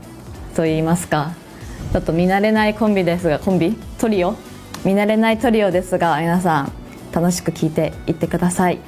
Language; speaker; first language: Japanese; native; Japanese